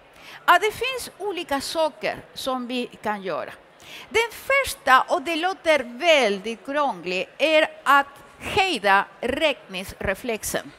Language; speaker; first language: Swedish; early bilingual, other home language; Spanish